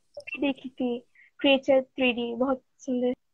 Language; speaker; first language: Hindi; non-native, learner; Bangla